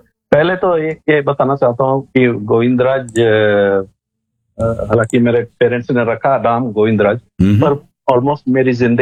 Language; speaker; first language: Hindi; non-native, local second language; Malayalam